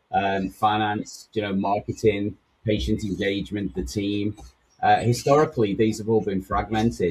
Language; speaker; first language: English; native; English